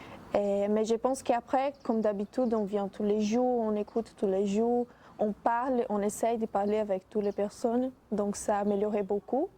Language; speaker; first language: French; non-native, fluent; Portuguese